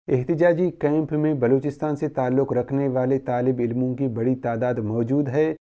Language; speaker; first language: Urdu; non-native, local second language; Baluchi